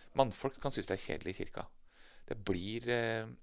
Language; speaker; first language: Norwegian; native; Norwegian